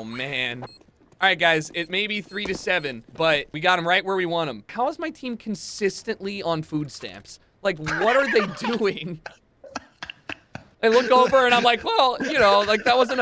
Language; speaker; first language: English; native; English